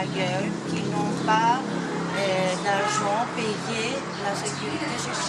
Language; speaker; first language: French; non-native, learner; Greek